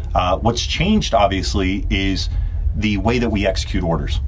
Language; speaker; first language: English; early bilingual, other home language; Turkish